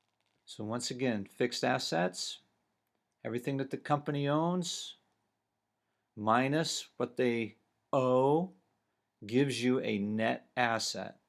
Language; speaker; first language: English; native; English